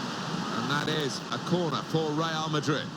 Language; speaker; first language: English; native; English